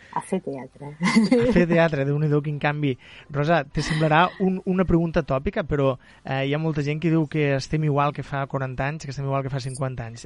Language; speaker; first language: Catalan; native; Catalan